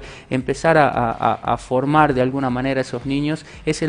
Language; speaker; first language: Spanish; native; Spanish